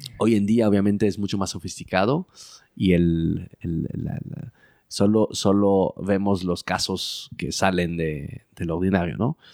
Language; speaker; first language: Spanish; early bilingual, heritage; French